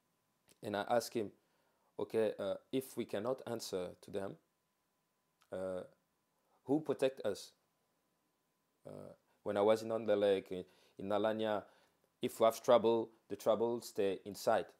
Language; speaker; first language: English; non-native, fluent; French